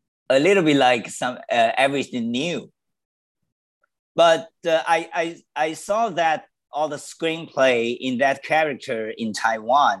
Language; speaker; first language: English; non-native, learner; Chinese